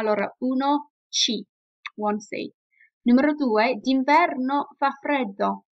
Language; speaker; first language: Italian; non-native, fluent; English